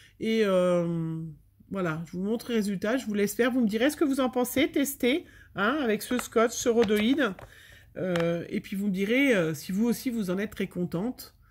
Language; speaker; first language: French; native; French